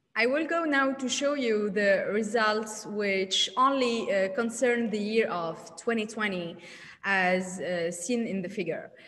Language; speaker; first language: English; non-native, learner; Arabic